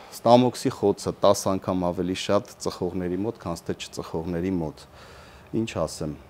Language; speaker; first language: Armenian; native; Armenian